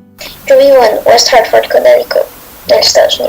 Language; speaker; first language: Spanish; non-native, fluent; English